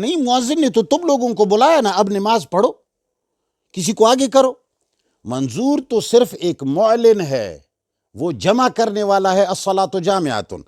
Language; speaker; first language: Urdu; non-native, local second language; Pashto